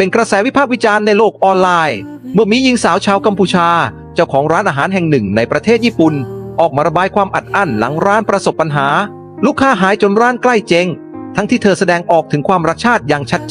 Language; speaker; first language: Thai; native; Thai